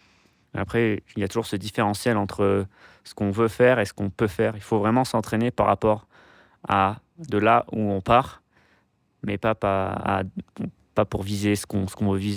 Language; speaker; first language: French; native; French